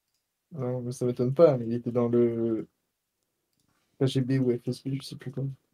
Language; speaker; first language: French; native; French